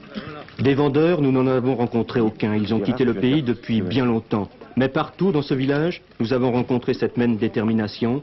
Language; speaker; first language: French; native; French